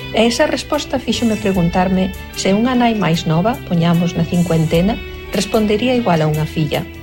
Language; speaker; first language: Galician; native; Galician